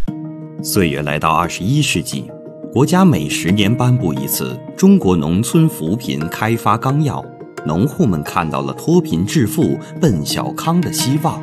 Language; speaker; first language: Chinese; native; Chinese